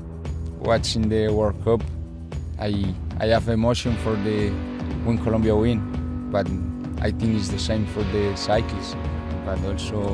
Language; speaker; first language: English; non-native, learner; Spanish